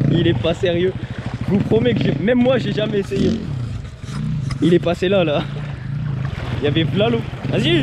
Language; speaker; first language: French; native; French